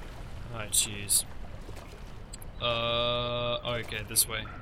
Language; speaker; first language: English; native; English